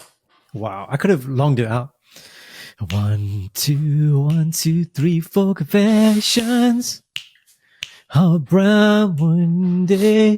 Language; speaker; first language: English; early bilingual, other home language; Punjabi